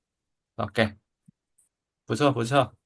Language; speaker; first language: Chinese; non-native, fluent; Indonesian